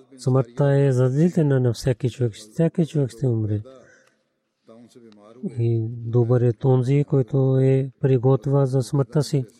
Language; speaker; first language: Bulgarian; non-native, learner; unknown